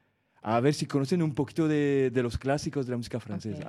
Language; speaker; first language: Spanish; non-native, fluent; French